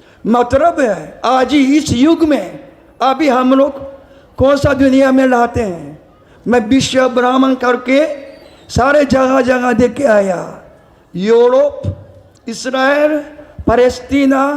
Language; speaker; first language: Hindi; non-native, learner; Japanese